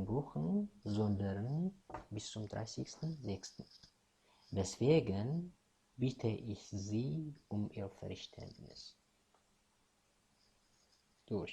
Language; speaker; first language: German; non-native, fluent; Tigrinya